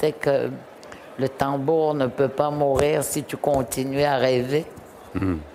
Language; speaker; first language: French; non-native, local second language; Innu-aimun